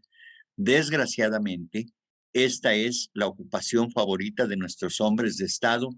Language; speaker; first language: Spanish; native; Spanish